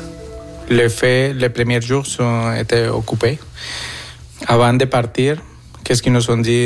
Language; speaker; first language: French; non-native, fluent; Spanish